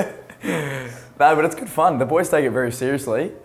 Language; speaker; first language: English; native; English